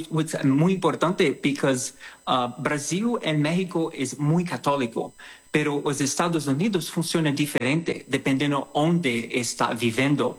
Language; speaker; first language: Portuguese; non-native, learner; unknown